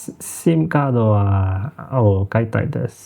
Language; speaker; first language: Japanese; non-native, learner; Indonesian